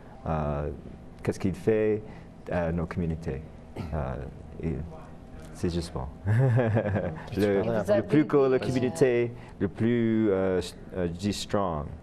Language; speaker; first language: French; non-native, learner; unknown